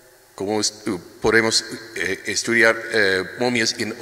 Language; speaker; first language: Spanish; non-native, learner; English